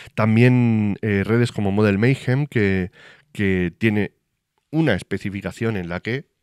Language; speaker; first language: Spanish; native; Spanish